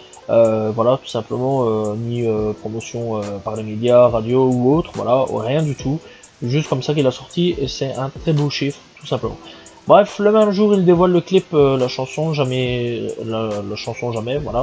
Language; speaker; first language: French; native; French